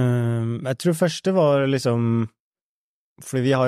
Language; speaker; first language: Norwegian; native; Norwegian